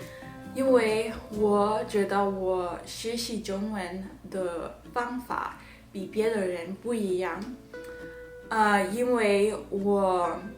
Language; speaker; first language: Chinese; non-native, learner; English